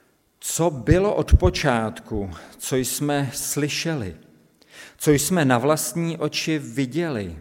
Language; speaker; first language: Czech; native; Czech